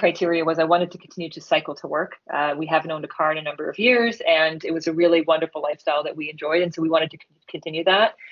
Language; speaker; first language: English; native; English